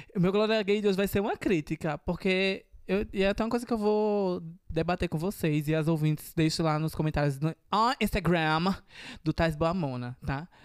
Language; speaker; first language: Portuguese; native; Portuguese